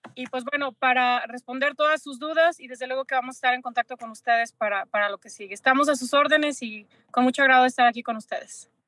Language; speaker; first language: Spanish; native; Spanish